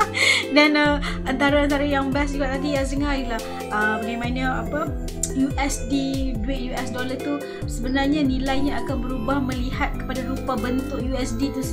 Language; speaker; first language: Malay; native; Malay